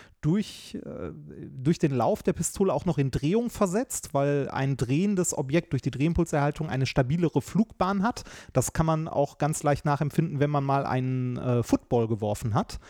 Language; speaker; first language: German; native; German